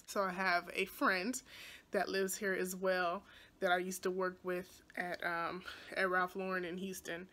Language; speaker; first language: English; native; English